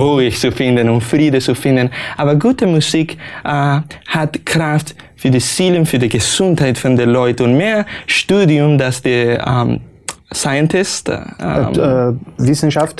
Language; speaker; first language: German; non-native, learner; Spanish